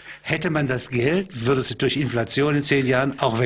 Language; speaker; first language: German; native; German